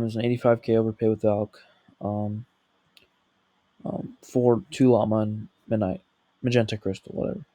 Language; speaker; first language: English; native; English